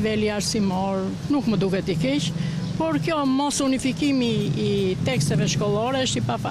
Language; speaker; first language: Albanian; native; Albanian